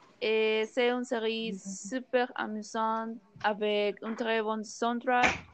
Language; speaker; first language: French; non-native, learner; Spanish